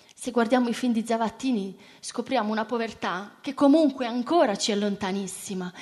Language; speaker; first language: Italian; native; Italian